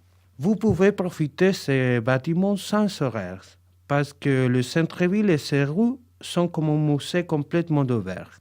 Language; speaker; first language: French; non-native, learner; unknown